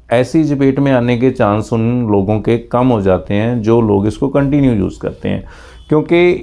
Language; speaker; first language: Hindi; non-native, local second language; Punjabi